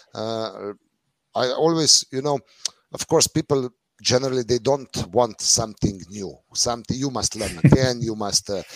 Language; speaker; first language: English; non-native, fluent; Slovenian